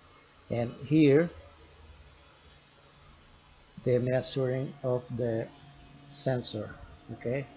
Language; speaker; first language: English; non-native, learner; Portuguese